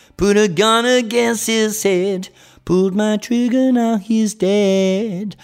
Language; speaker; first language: English; native; English